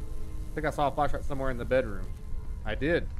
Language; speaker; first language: English; native; English